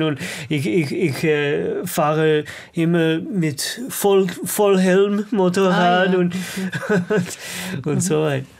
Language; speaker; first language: German; non-native, learner; English